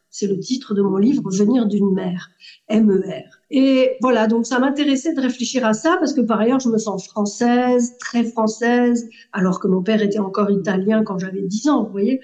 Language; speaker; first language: French; native; French